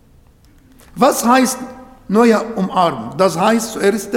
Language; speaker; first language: German; non-native, fluent; Arabic